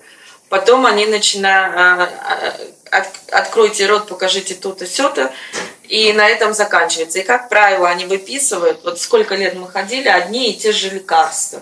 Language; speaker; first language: Russian; native; Russian